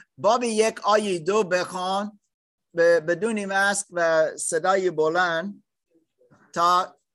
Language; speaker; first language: Persian; non-native, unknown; English